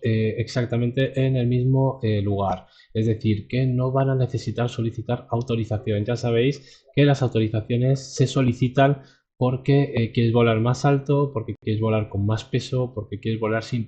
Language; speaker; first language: Spanish; native; Spanish